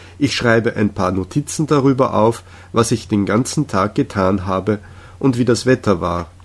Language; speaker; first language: German; non-native, fluent; Czech